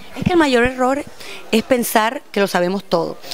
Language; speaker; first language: Spanish; native; Spanish